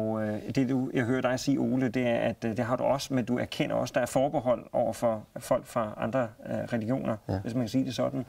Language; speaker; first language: Danish; native; Danish